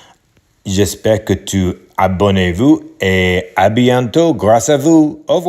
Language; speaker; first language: French; non-native, learner; English